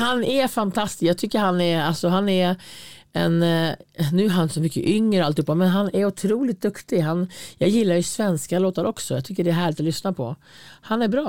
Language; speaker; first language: Swedish; native; Swedish